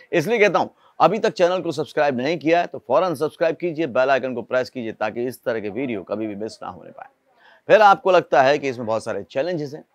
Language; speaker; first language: Hindi; native; Hindi